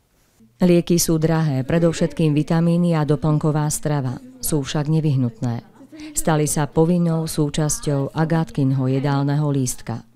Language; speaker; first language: Slovak; native; Slovak